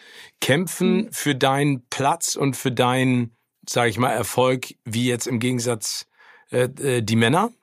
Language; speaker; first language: German; native; German